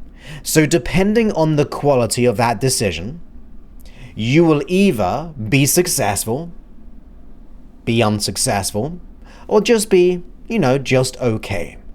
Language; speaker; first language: English; native; English